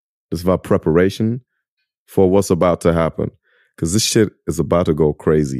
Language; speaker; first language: English; early bilingual, other home language; German